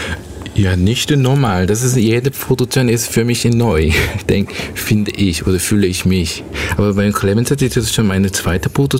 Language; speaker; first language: German; non-native, learner; Korean